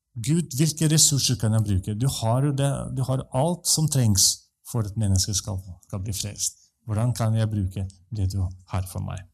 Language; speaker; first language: Norwegian; non-native, fluent; Russian